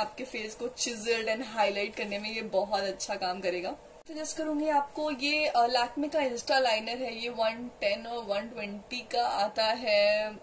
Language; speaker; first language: Hindi; native; Hindi